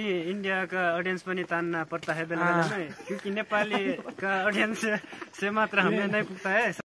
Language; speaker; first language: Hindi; non-native, learner; Nepali